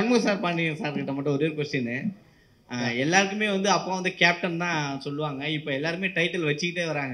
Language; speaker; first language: Tamil; native; Tamil